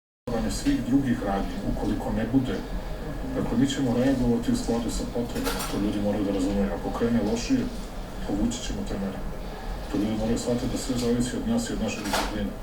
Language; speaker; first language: Bosnian; native; Bosnian